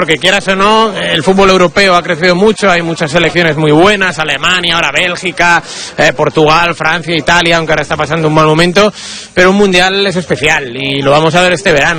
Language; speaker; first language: Spanish; native; Spanish